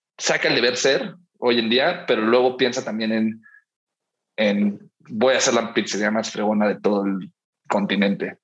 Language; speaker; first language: Spanish; early bilingual, heritage; Spanish